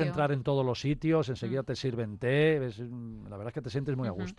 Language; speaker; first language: Spanish; native; Spanish